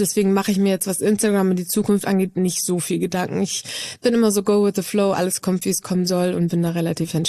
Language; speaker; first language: German; native; German